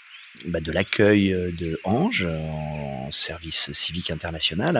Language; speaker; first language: French; native; French